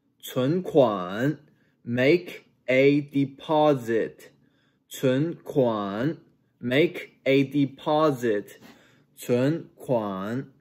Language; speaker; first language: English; non-native, fluent; Chinese